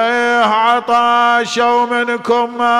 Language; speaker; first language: Arabic; native; Arabic